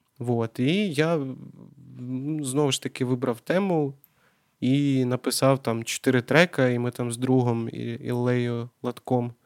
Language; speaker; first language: Ukrainian; non-native, local second language; Russian